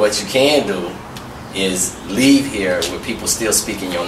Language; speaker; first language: English; native; English